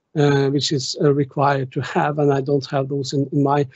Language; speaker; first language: English; non-native, fluent; German